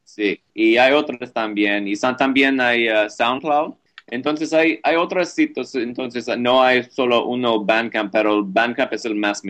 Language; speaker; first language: Spanish; non-native, learner; English